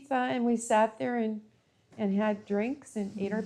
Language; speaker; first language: English; native; English